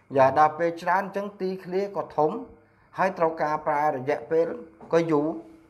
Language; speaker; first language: Khmer; non-native, local second language; Eastern Cham